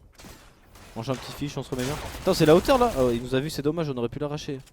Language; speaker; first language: French; native; French